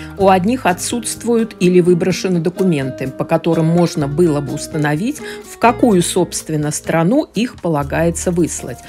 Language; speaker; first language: Russian; native; Russian